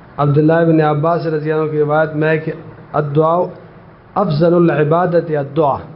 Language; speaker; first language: Urdu; non-native, local second language; Pashto